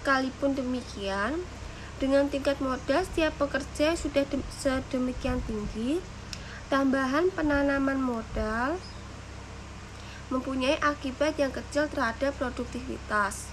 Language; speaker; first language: Indonesian; native; Indonesian